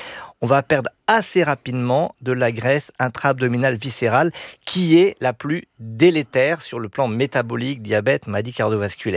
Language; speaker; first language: French; native; French